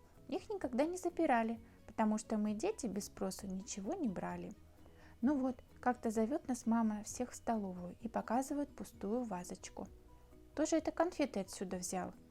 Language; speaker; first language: Russian; native; Russian